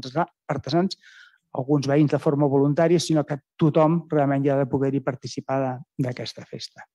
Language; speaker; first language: Catalan; native; Catalan